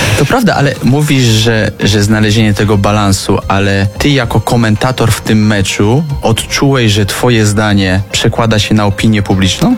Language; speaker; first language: Polish; non-native, fluent; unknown